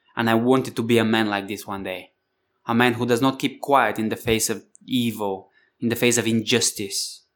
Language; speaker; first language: English; non-native, fluent; Bulgarian